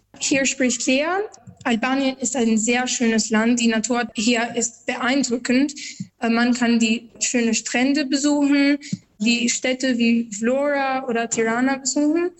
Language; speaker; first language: German; non-native, fluent; Albanian